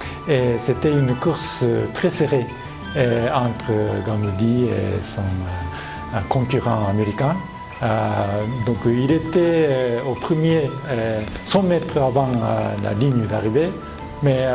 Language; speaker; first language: French; non-native, fluent; Japanese